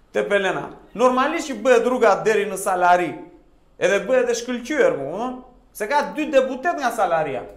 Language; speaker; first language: Albanian; native; Albanian